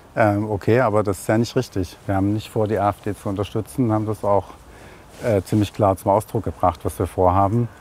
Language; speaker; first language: German; native; German